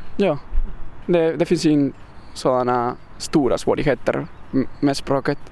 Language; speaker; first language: Swedish; non-native, fluent; Basque